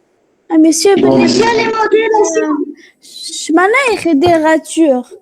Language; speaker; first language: French; non-native, local second language; Arabic